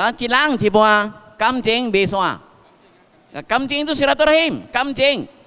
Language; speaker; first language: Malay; non-native, local second language; Min Nan Chinese